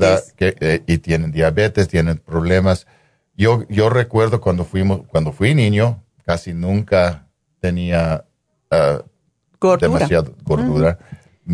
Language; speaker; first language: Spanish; non-native, fluent; English